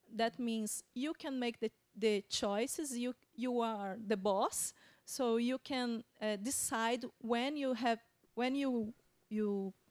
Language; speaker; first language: English; non-native, fluent; Portuguese